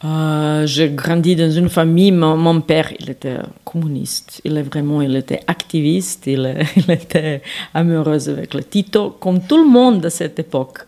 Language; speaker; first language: French; non-native, fluent; Serbian